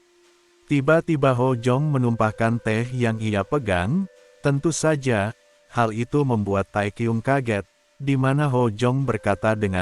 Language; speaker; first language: Indonesian; native; Indonesian